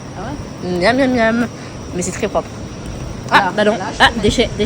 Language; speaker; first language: French; native; French